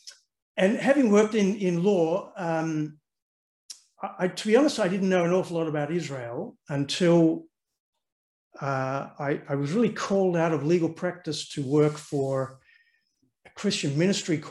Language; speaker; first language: English; native; English